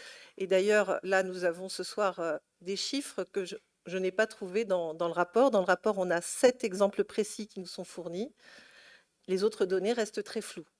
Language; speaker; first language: French; native; French